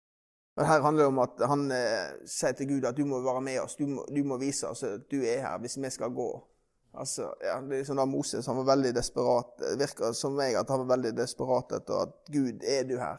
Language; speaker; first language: Norwegian; native; Norwegian